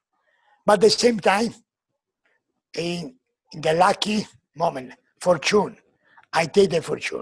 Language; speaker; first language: English; non-native, learner; Italian